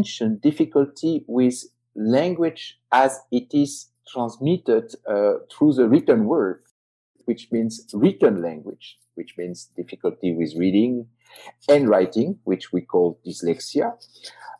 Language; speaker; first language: English; non-native, fluent; French